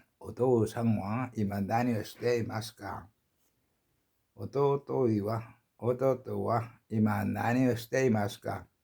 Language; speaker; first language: Japanese; non-native, learner; Korean